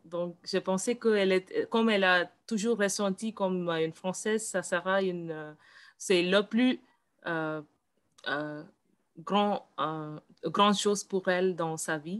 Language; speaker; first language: French; non-native, learner; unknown